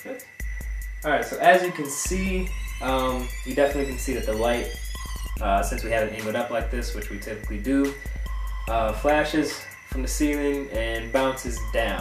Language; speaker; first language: English; native; English